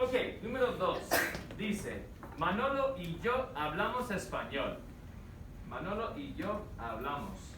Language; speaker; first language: Spanish; non-native, fluent; English